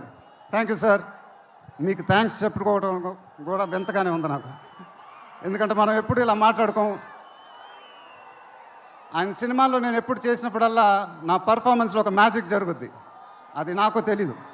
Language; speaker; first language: Telugu; native; Telugu